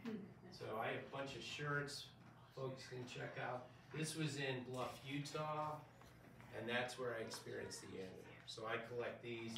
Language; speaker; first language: English; native; English